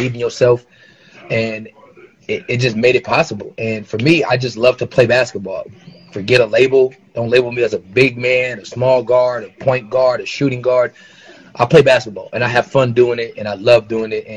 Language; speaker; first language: English; native; English